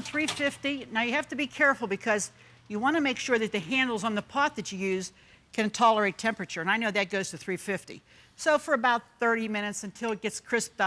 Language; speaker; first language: English; native; English